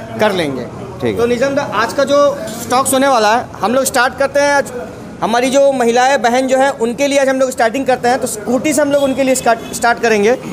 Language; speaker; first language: Hindi; non-native, local second language; Bangla